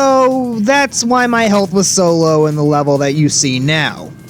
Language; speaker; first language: English; native; English